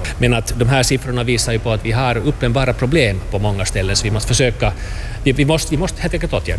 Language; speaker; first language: Swedish; native; Swedish